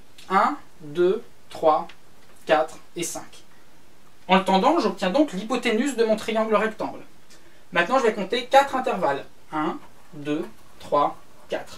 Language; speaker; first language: French; native; French